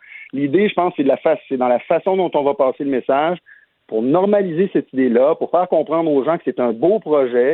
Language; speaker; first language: French; native; French